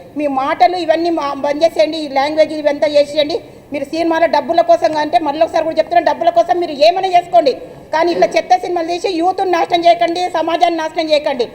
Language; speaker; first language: Telugu; native; Telugu